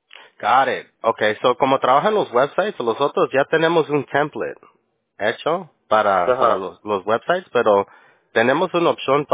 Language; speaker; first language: Spanish; early bilingual, heritage; Spanish